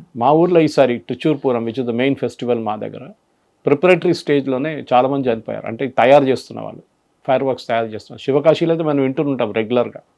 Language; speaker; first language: Telugu; non-native, fluent; Malayalam